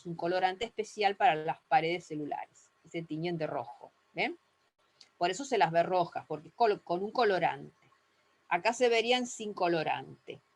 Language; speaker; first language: Spanish; native; Spanish